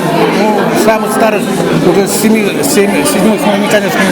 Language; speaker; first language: Russian; native; Russian